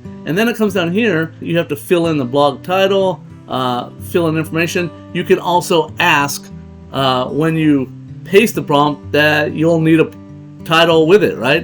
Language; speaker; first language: English; native; English